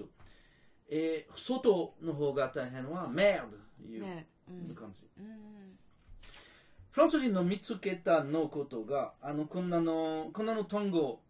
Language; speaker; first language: Japanese; non-native, fluent; French